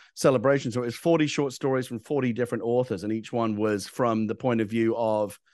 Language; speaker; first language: English; native; English